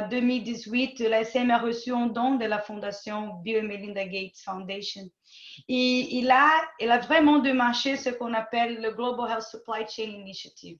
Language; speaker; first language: French; non-native, fluent; Portuguese